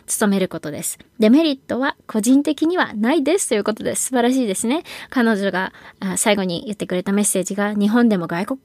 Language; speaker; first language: Japanese; native; Japanese